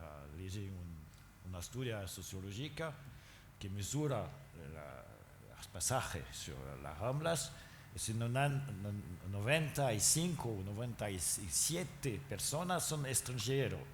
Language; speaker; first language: Spanish; non-native, learner; French